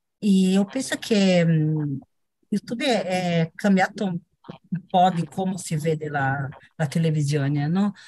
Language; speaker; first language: Italian; non-native, fluent; Portuguese